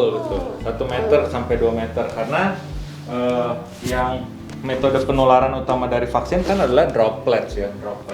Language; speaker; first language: Indonesian; native; Indonesian